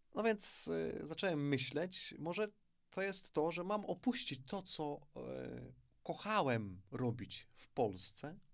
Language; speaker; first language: Polish; native; Polish